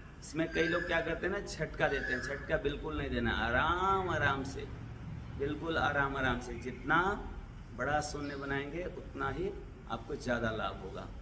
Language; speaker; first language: Hindi; native; Hindi